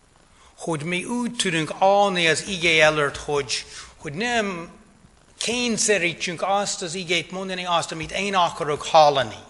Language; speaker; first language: Hungarian; non-native, fluent; English